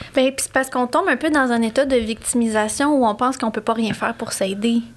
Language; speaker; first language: French; native; French